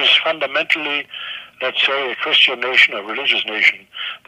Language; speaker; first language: English; non-native, fluent; German